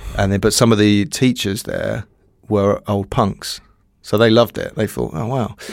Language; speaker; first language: English; native; English